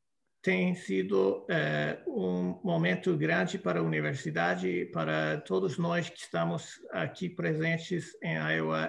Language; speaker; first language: Portuguese; non-native, fluent; English